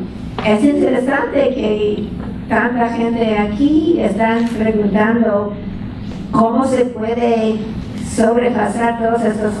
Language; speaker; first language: Spanish; non-native, fluent; English